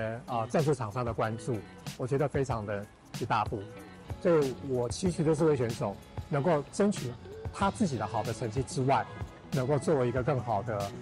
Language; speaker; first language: Chinese; native; Chinese